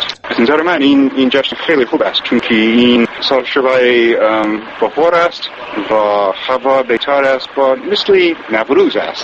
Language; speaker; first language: Persian; non-native, learner; English